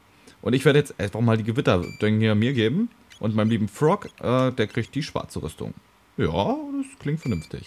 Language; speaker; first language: German; native; German